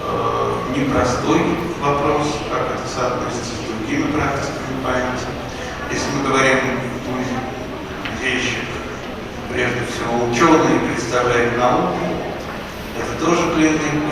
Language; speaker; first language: Russian; native; Russian